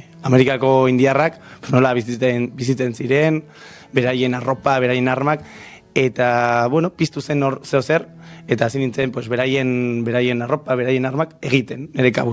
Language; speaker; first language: Basque; non-native, local second language; Spanish